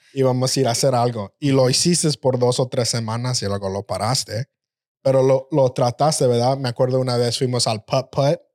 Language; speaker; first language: Spanish; early bilingual, heritage; Spanish